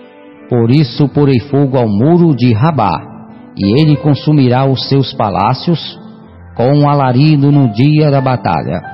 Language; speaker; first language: Portuguese; native; Portuguese